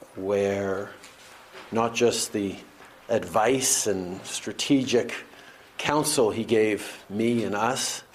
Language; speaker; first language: English; early bilingual, other home language; French